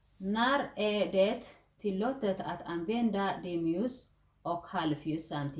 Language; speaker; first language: Swedish; non-native, fluent; Tigrinya